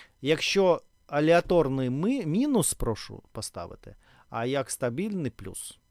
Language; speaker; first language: Ukrainian; non-native, learner; Russian